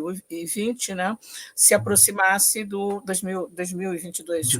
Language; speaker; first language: Portuguese; native; Portuguese